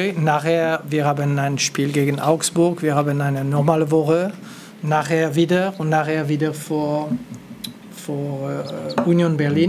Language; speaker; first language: German; non-native, local second language; French